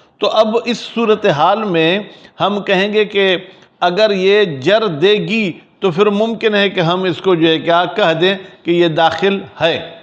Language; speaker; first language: Urdu; non-native, local second language; Sindhi